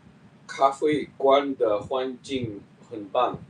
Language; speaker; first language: Chinese; non-native, learner; English